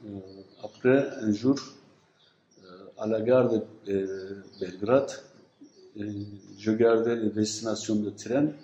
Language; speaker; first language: French; non-native, fluent; Turkish